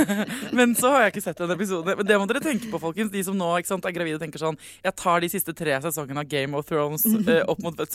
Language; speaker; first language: Norwegian; native; Norwegian